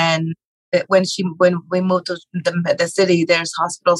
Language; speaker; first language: English; non-native, fluent; Spanish